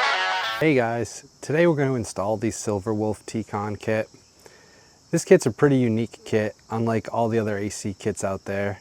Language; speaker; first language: English; native; English